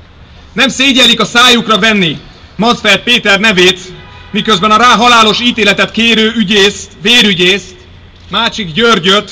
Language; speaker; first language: Hungarian; native; Hungarian